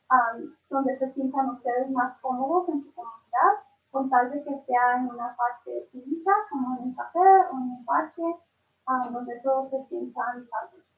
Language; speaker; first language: Spanish; early bilingual, other home language; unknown